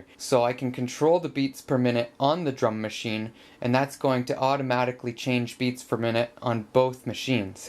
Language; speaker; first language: English; native; English